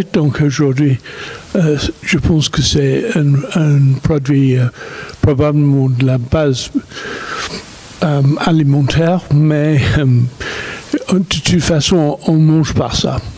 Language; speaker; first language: French; non-native, fluent; English